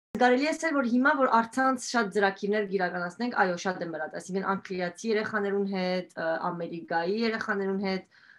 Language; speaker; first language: Armenian; early bilingual, heritage; Armenian